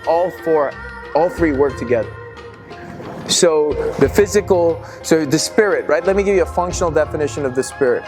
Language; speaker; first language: English; native; English